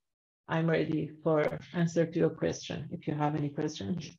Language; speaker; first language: English; non-native, learner; Persian